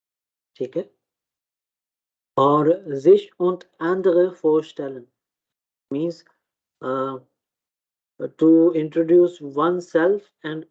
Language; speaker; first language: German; non-native, fluent; Urdu